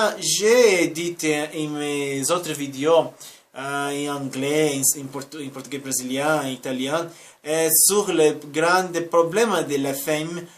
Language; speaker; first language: French; non-native, learner; Spanish